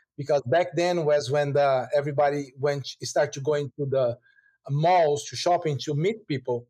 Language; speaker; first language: English; non-native, fluent; Portuguese